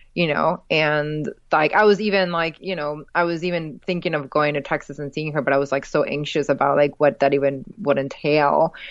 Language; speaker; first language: English; early bilingual, other home language; Spanish